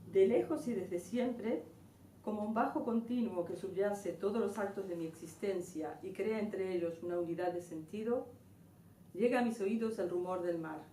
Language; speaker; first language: Spanish; native; Spanish